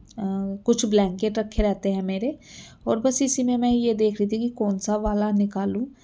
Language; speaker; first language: Hindi; native; Hindi